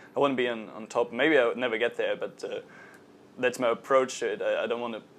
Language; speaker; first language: English; non-native, fluent; German